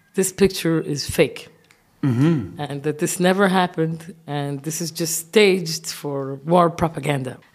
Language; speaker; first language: English; non-native, fluent; Arabic